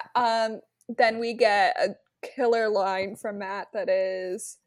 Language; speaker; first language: English; native; English